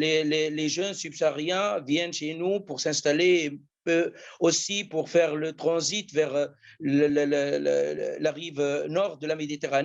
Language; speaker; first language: French; non-native, local second language; Arabic